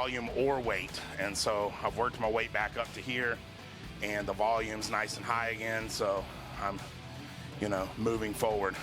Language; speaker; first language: English; native; English